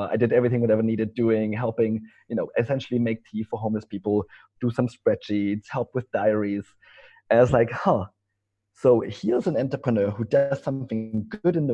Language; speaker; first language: English; non-native, fluent; German